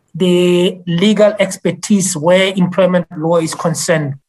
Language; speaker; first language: English; non-native, local second language; Tswana